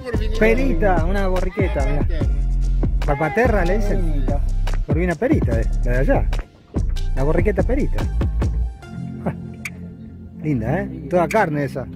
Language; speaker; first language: Spanish; native; Spanish